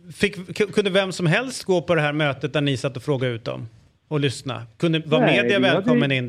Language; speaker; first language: Swedish; native; Swedish